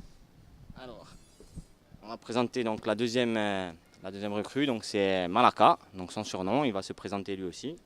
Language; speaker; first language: French; native; French